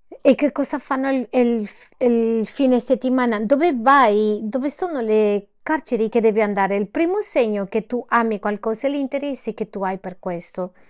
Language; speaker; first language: Italian; non-native, fluent; Spanish